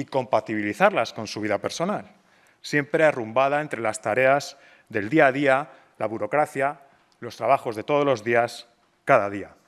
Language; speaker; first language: Spanish; native; Spanish